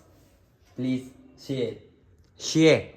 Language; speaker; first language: English; non-native, learner; Gujarati